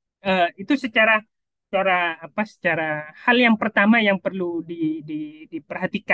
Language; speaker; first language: Indonesian; native; Indonesian